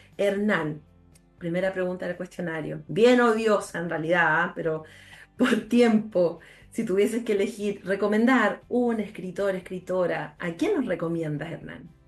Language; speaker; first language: Spanish; native; Spanish